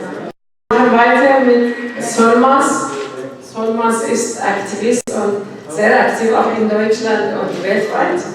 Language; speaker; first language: German; non-native, local second language; Persian